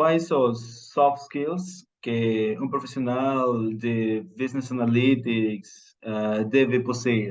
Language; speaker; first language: Portuguese; non-native, fluent; Spanish